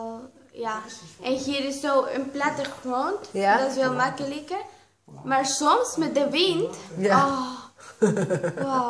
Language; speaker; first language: Dutch; non-native, learner; Spanish